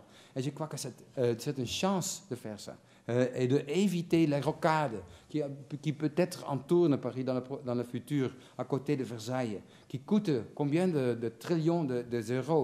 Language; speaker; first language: French; non-native, fluent; Dutch